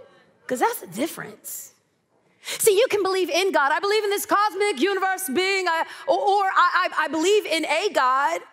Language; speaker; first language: English; native; English